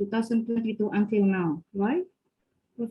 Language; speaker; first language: English; non-native, fluent; Indonesian